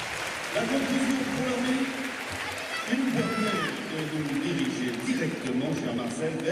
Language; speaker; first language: French; native; French